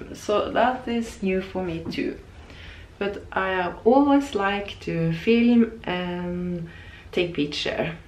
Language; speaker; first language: English; non-native, learner; Norwegian